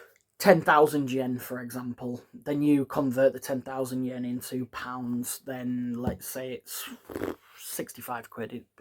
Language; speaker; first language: English; native; English